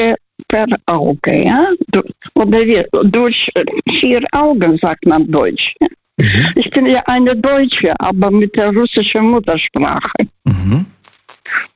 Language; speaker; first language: German; non-native, fluent; Russian